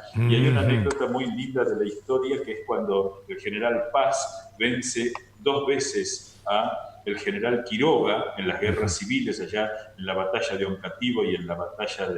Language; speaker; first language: Spanish; native; Spanish